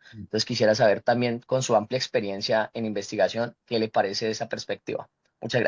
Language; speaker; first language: Spanish; native; Spanish